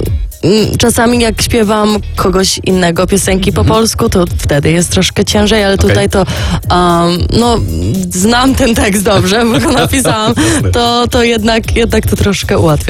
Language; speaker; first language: Polish; early bilingual, heritage; Polish